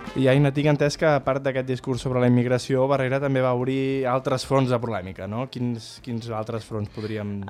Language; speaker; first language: Catalan; native; Catalan